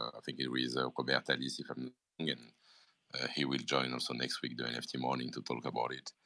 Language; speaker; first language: English; non-native, fluent; French